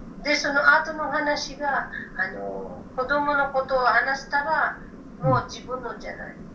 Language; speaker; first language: Japanese; non-native, learner; Filipino